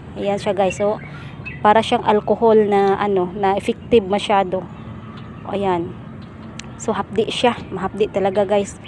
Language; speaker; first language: Filipino; non-native, local second language; Cebuano